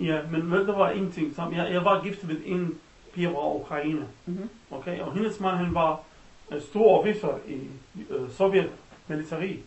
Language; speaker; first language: Danish; non-native, learner; Arabic